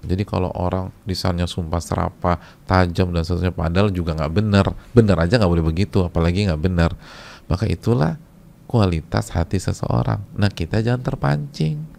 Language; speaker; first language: Indonesian; native; Indonesian